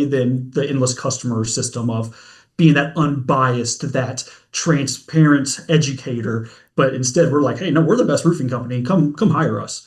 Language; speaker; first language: English; native; English